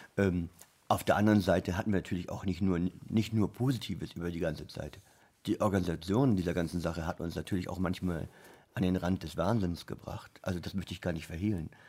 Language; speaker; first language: German; native; German